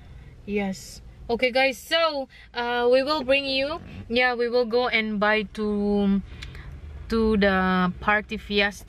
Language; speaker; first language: English; non-native, local second language; Filipino